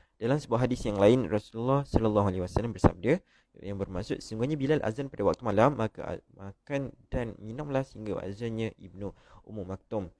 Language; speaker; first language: Malay; native; Malay